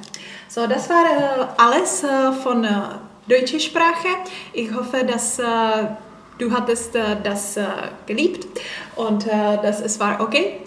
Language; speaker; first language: German; non-native, learner; Czech